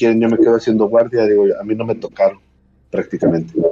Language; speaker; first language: Spanish; native; Spanish